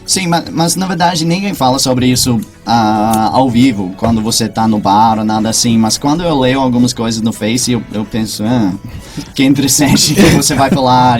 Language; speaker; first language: Portuguese; non-native, fluent; English